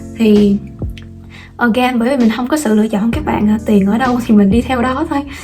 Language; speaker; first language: Vietnamese; native; Vietnamese